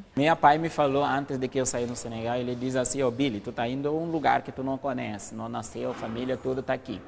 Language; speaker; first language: Portuguese; non-native, fluent; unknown